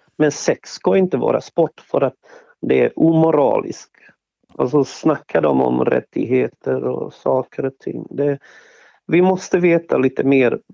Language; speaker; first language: Swedish; non-native, fluent; Bosnian